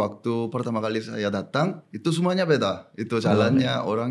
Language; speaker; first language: Indonesian; non-native, fluent; Korean